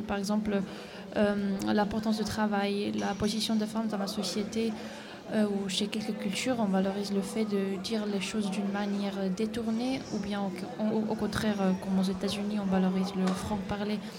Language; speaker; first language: French; non-native, fluent; Estonian